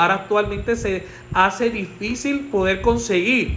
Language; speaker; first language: Spanish; native; Spanish